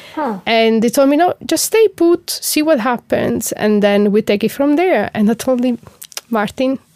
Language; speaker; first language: English; non-native, fluent; Italian